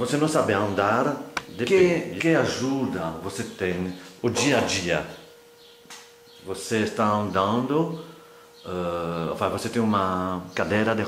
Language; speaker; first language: Portuguese; non-native, fluent; French